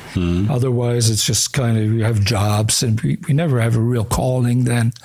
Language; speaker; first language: English; early bilingual, other home language; German